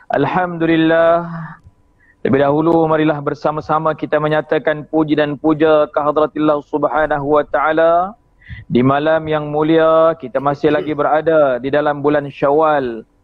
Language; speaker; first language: Malay; native; Malay